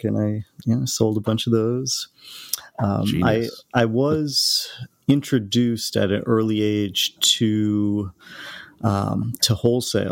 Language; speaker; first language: English; native; English